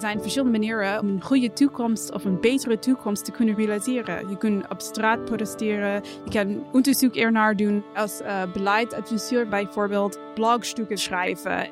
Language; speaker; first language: Dutch; non-native, fluent; English